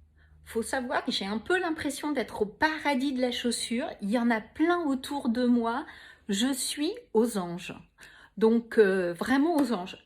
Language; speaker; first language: French; native; French